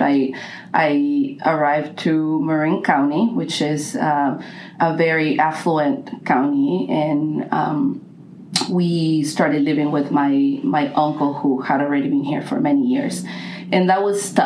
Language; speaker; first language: English; non-native, fluent; Spanish